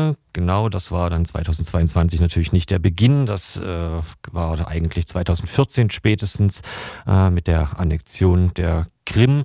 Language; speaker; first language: German; native; German